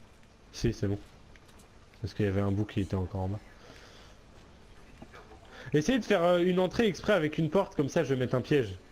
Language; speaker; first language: French; native; French